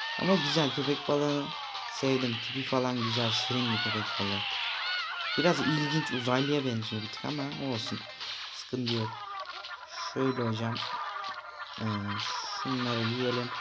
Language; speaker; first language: Turkish; native; Turkish